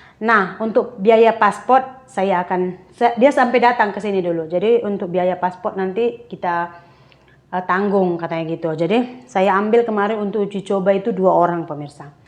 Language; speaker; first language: Indonesian; native; Indonesian